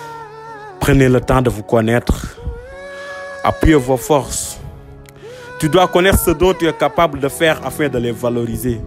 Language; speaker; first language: French; non-native, local second language; Wolof